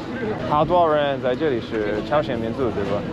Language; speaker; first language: Chinese; non-native, learner; English